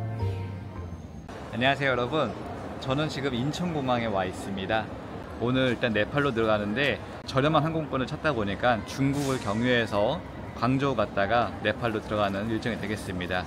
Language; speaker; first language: Korean; native; Korean